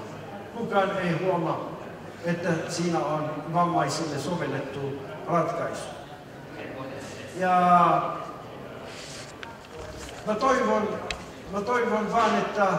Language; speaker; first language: Finnish; non-native, fluent; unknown